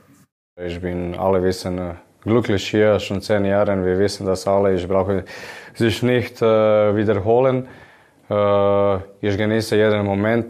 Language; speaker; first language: German; non-native, learner; Croatian